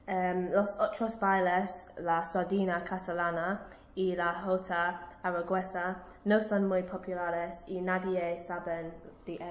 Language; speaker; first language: Spanish; non-native, learner; English